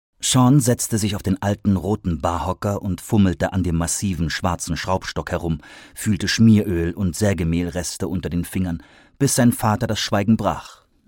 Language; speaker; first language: German; native; German